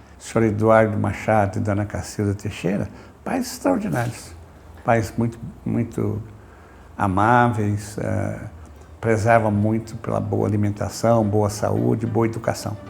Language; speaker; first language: Portuguese; native; Portuguese